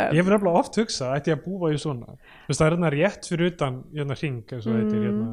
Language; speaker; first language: Icelandic; native; Icelandic